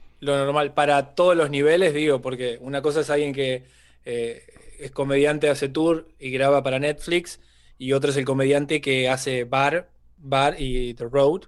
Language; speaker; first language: Spanish; native; Spanish